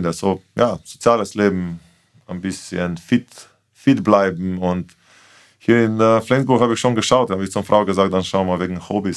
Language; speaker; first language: German; non-native, fluent; Slovenian